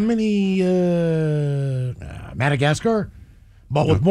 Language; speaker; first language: English; native; English